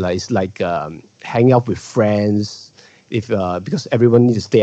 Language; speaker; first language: English; non-native, local second language; Cantonese